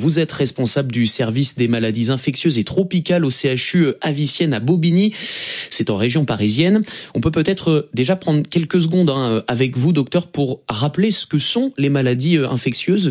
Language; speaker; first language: French; native; French